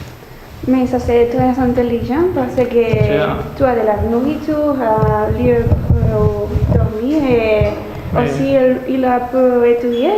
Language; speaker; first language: French; non-native, learner; Spanish